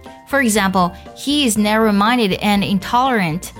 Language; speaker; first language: English; non-native, fluent; Chinese